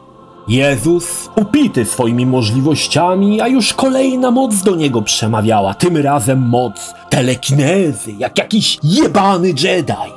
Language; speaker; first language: Polish; native; Polish